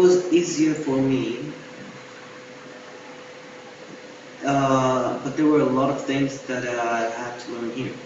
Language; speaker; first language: English; non-native, fluent; Spanish